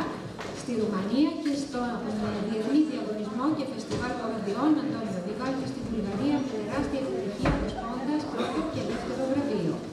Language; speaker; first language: Greek; native; Greek